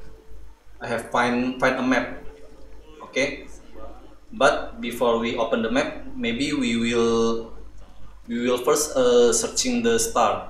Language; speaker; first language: English; non-native, learner; Indonesian